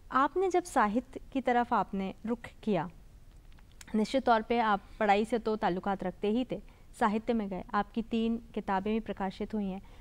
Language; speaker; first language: Hindi; native; Hindi